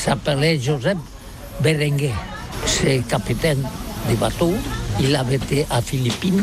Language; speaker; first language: French; non-native, learner; Catalan